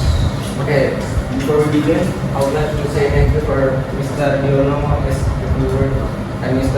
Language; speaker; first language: English; non-native, learner; Indonesian